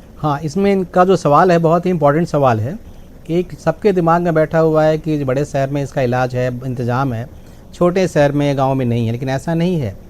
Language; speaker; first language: Hindi; native; Hindi